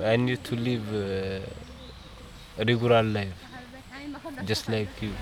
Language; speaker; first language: English; non-native, learner; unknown